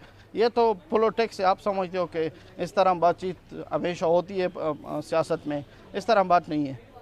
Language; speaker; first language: Hindi; non-native, fluent; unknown